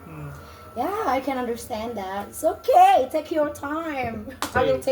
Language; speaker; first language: English; non-native, learner; Indonesian